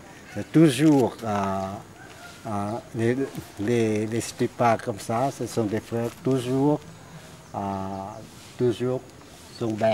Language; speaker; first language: French; non-native, fluent; Lao